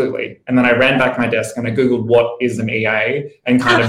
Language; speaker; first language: English; native; English